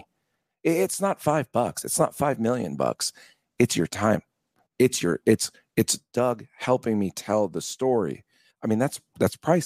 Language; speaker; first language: English; native; English